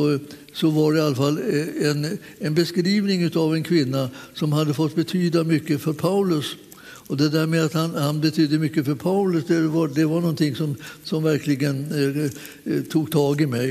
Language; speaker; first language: Swedish; native; Swedish